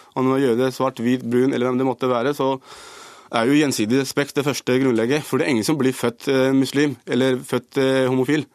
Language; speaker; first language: Norwegian; early bilingual, other home language; Urdu